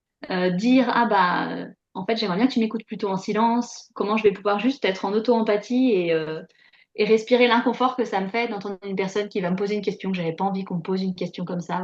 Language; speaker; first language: French; native; French